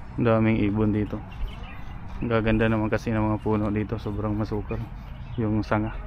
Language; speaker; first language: Filipino; non-native, local second language; Cebuano